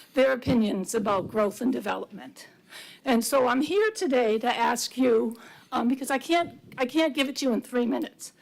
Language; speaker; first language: English; native; English